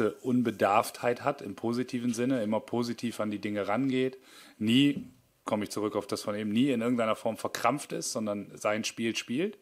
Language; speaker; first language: German; native; German